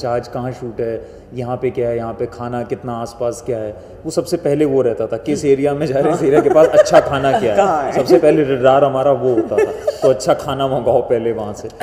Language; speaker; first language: Hindi; native; Hindi